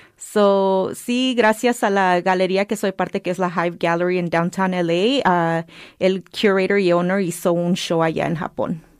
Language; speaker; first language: Spanish; early bilingual, heritage; Spanish